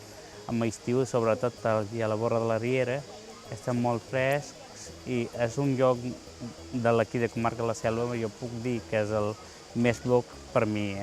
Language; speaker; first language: Catalan; non-native, learner; Punjabi